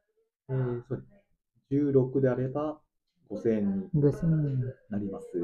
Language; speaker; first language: Japanese; native; Japanese